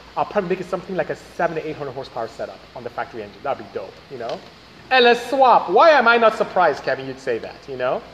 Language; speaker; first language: English; non-native, local second language; Igbo